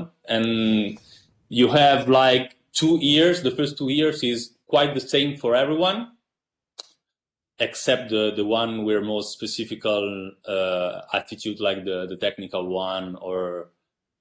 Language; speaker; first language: English; non-native, fluent; Italian